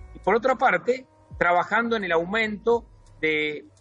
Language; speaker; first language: Spanish; native; Spanish